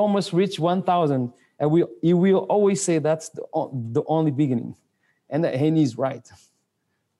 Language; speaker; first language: English; non-native, fluent; French